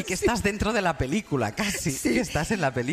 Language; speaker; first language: Spanish; native; Spanish